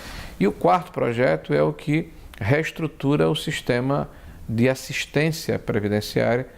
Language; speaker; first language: Portuguese; native; Portuguese